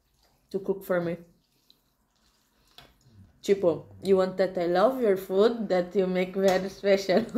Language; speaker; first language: English; non-native, learner; Portuguese